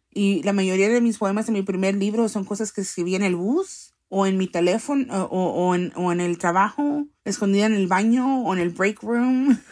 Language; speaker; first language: Spanish; early bilingual, heritage; Spanish